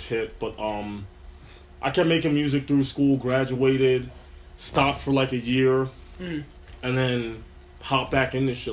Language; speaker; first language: English; native; English